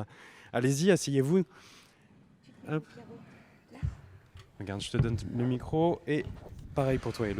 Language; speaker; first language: French; native; French